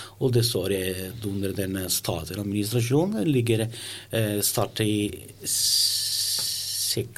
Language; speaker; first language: Norwegian; non-native, learner; Italian